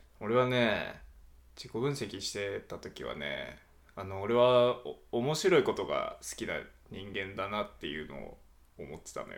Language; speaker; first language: Japanese; native; Japanese